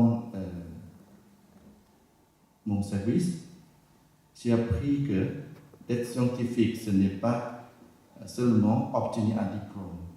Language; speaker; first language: French; non-native, fluent; Thai